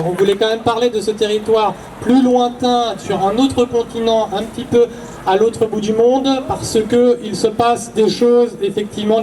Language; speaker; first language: French; native; French